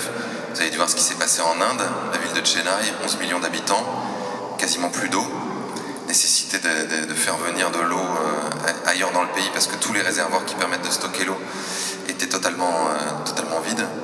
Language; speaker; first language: French; native; French